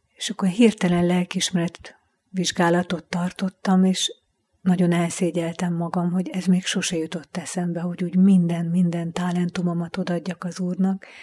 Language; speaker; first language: Hungarian; native; Hungarian